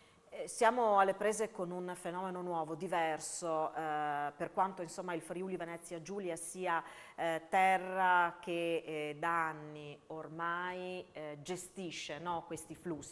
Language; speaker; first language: Italian; native; Italian